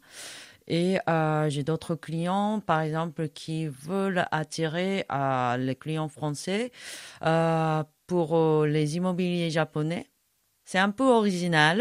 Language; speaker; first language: French; non-native, fluent; Japanese